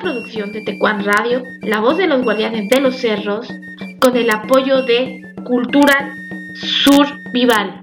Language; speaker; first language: Spanish; native; Spanish